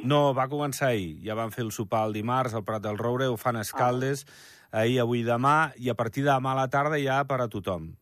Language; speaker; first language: Catalan; native; Catalan